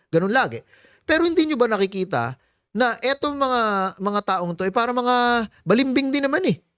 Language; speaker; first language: Filipino; native; Filipino